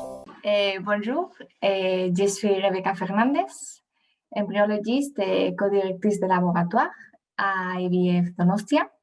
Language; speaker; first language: French; non-native, fluent; Spanish